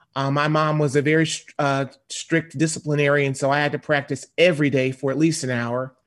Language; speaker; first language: English; native; English